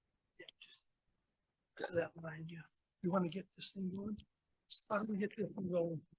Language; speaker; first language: English; native; English